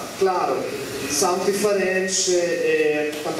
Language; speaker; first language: Portuguese; non-native, learner; German